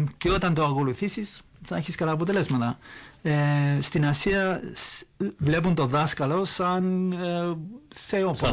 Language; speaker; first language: Greek; early bilingual, heritage; Greek